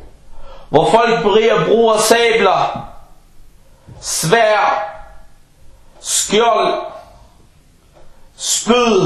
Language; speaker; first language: Danish; non-native, fluent; Arabic